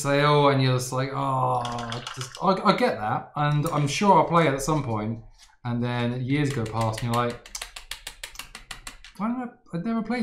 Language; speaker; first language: English; native; English